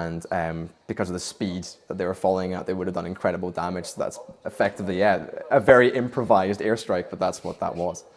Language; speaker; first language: English; native; English